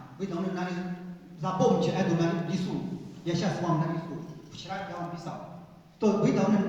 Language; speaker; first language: Russian; non-native, fluent; Chinese